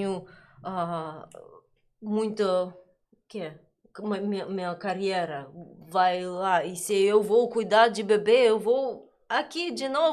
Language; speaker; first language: Portuguese; non-native, learner; Russian